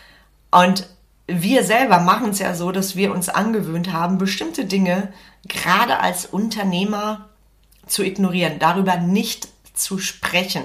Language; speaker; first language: German; native; German